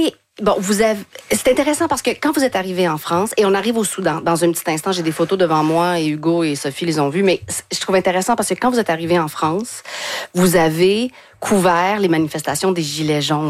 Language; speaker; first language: French; native; French